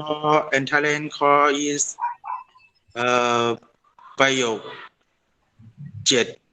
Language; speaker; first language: English; non-native, learner; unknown